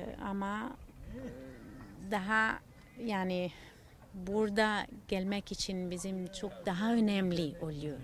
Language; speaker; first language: Turkish; non-native, learner; Italian